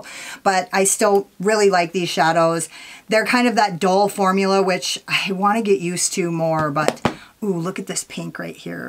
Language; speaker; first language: English; native; English